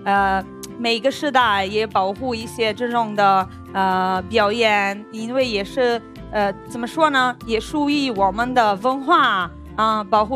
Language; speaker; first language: Chinese; non-native, fluent; Italian